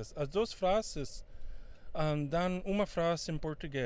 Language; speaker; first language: Portuguese; non-native, fluent; Spanish